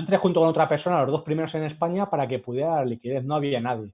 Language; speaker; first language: Spanish; native; Spanish